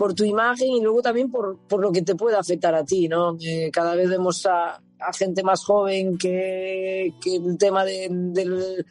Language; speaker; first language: Spanish; native; Spanish